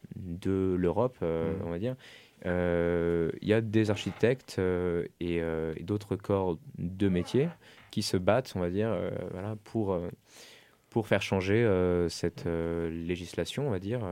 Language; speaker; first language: French; non-native, fluent; German